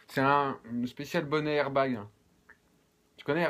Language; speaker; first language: French; native; French